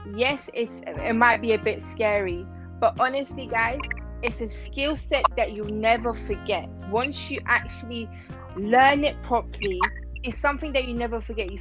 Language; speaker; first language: English; non-native, fluent; Persian